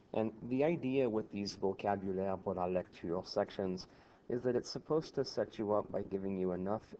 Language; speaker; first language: English; native; English